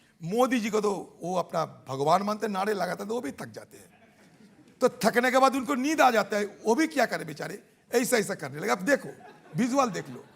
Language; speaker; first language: Hindi; non-native, local second language; Bangla